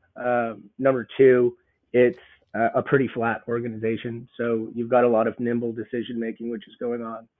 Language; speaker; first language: English; native; English